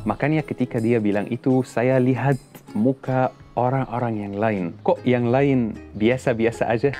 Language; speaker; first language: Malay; non-native, fluent; Arabic